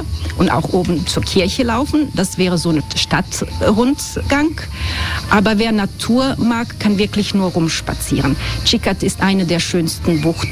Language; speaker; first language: German; non-native, fluent; Croatian